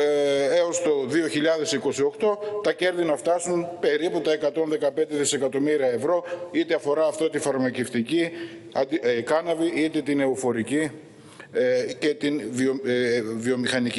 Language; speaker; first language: Greek; native; Greek